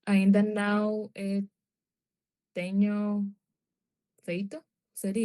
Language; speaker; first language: Portuguese; non-native, learner; Spanish